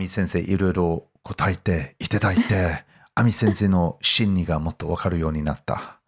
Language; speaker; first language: Japanese; non-native, fluent; English